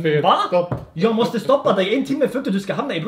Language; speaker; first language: Swedish; early bilingual, other home language; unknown